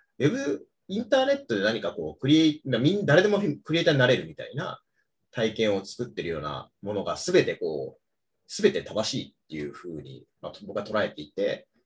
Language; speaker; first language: Japanese; native; Japanese